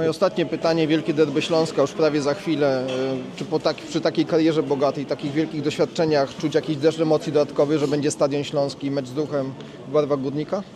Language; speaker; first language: Polish; native; Polish